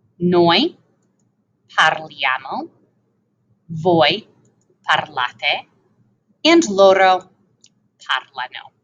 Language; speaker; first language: Italian; non-native, fluent; English